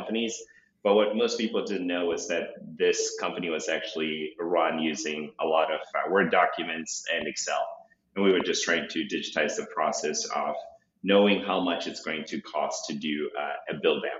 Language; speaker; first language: English; non-native, local second language; Shona